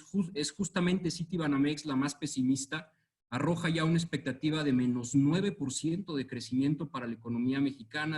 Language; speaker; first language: Spanish; native; Spanish